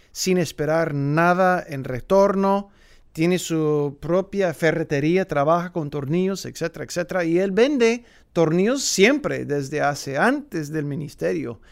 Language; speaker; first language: Spanish; non-native, fluent; English